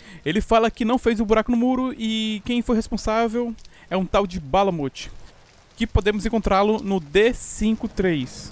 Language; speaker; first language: Portuguese; native; Portuguese